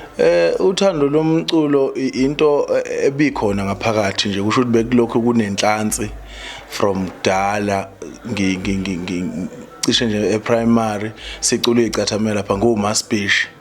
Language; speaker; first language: Zulu; native; Zulu